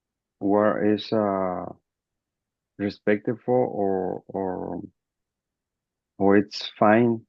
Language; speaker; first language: English; non-native, learner; Spanish